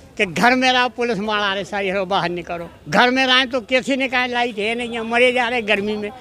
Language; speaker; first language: Hindi; native; Hindi